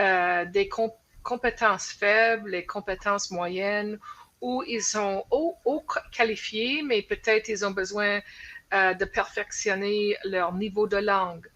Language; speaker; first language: French; non-native, local second language; English